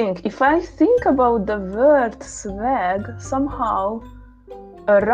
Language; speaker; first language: English; non-native, fluent; Hungarian